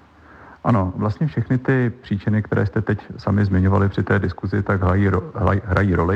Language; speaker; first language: Czech; native; Czech